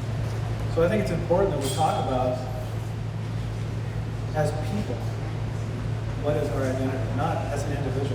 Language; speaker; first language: English; native; English